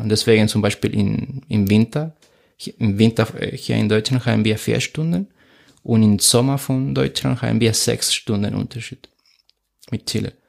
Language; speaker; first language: German; non-native, fluent; Spanish